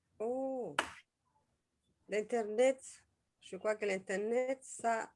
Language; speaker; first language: French; non-native, learner; Spanish